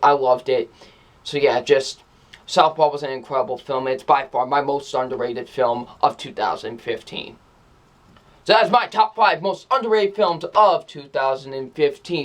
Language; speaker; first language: English; native; English